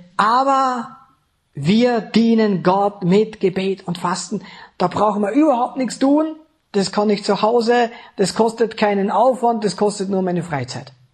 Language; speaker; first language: German; native; German